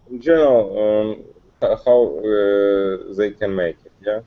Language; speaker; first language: English; non-native, learner; Russian